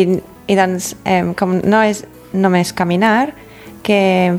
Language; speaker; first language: Catalan; non-native, fluent; English